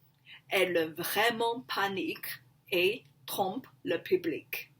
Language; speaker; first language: French; non-native, learner; Chinese